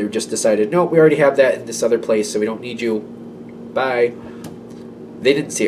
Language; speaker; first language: English; native; English